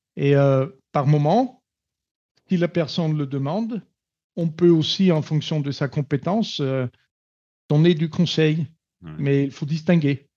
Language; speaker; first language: French; non-native, fluent; German